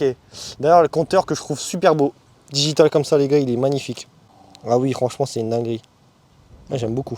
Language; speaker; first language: French; native; French